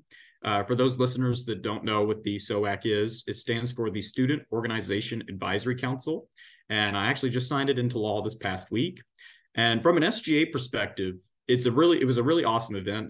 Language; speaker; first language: English; native; English